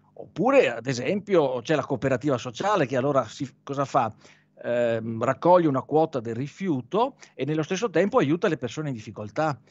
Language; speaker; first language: Italian; native; Italian